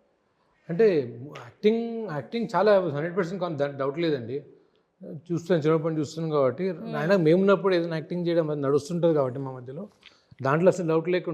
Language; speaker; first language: Telugu; native; Telugu